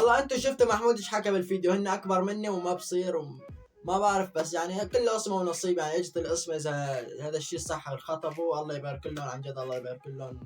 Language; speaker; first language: Arabic; native; Arabic